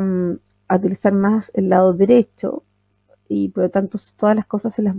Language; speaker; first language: Spanish; native; Spanish